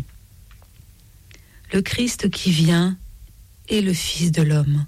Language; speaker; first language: French; native; French